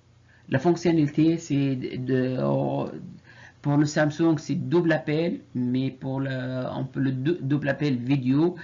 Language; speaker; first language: French; non-native, fluent; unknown